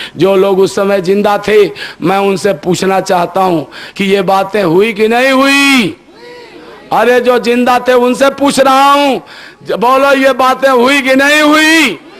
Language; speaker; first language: Hindi; native; Hindi